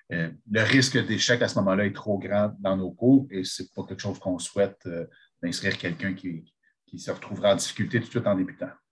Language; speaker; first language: French; native; French